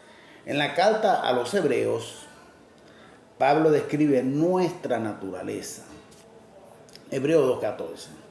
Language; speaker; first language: Spanish; native; Spanish